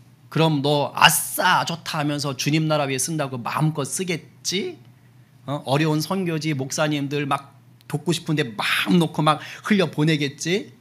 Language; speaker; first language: Korean; native; Korean